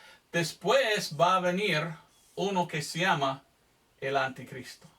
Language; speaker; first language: Spanish; non-native, fluent; English